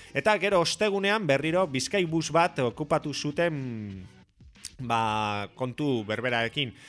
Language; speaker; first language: Basque; native; Basque